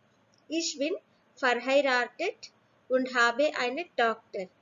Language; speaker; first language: German; non-native, fluent; Hindi